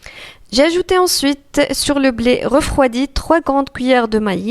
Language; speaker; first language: French; non-native, local second language; Arabic